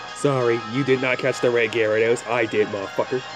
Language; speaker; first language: English; native; English